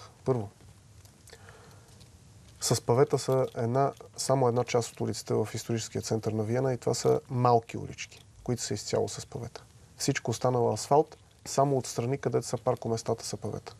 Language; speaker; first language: Bulgarian; native; Bulgarian